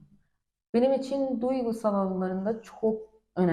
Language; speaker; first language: Turkish; non-native, learner; Persian